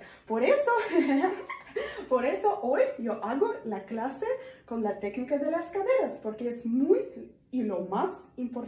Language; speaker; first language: Spanish; non-native, learner; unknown